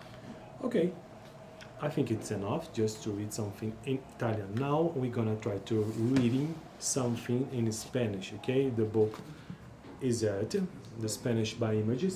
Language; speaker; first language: English; non-native, learner; Portuguese